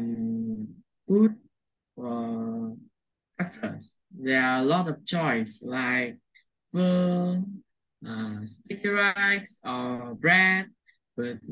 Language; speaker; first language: English; non-native, learner; Vietnamese